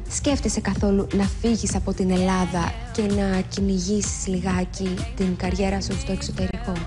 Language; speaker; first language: Greek; native; Greek